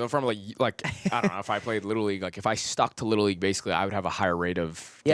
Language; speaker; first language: English; early bilingual, heritage; Persian